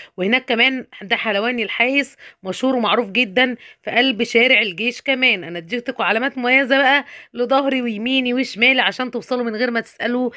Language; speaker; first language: Arabic; native; Arabic